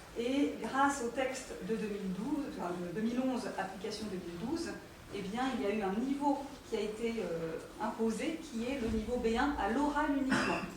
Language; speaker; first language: French; native; French